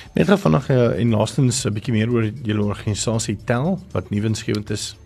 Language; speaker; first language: Afrikaans; native; Afrikaans